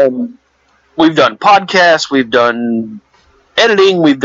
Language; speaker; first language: English; native; English